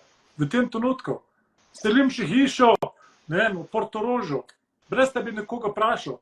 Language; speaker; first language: Slovenian; early bilingual, heritage; Slovenian